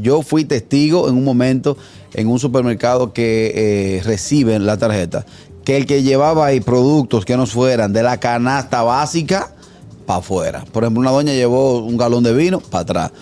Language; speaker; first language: Spanish; native; Spanish